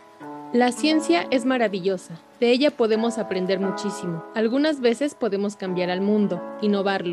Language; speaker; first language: Spanish; native; Spanish